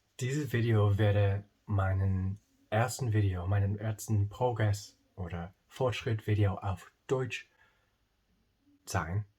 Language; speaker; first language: German; non-native, learner; English